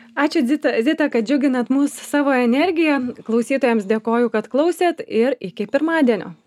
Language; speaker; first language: Lithuanian; native; Lithuanian